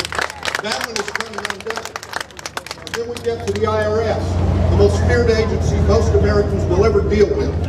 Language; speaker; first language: English; native; English